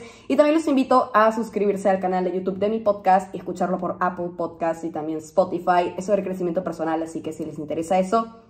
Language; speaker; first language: Spanish; native; Spanish